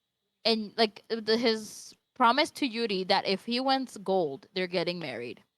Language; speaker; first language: English; native; English